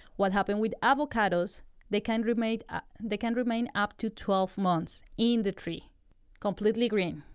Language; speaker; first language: English; non-native, fluent; Spanish